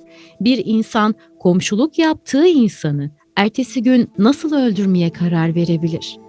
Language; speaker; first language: Turkish; native; Turkish